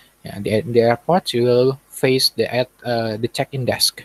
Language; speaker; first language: English; non-native, fluent; Indonesian